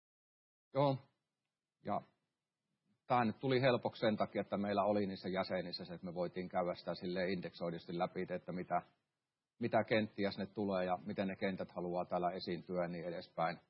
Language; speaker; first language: Finnish; native; Finnish